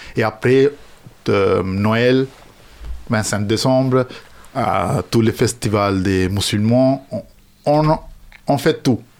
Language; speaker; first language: French; non-native, fluent; Sinhala